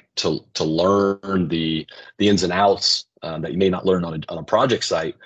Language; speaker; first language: English; native; English